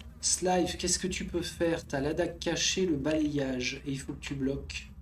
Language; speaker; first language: French; native; French